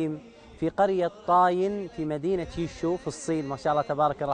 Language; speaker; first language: Arabic; native; Arabic